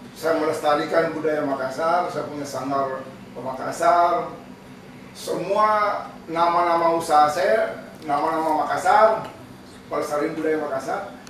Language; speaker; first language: Indonesian; non-native, local second language; Balinese